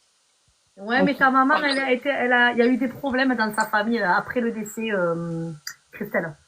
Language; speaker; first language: French; native; French